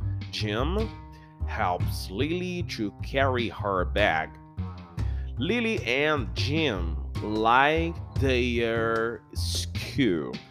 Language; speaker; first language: English; non-native, fluent; Portuguese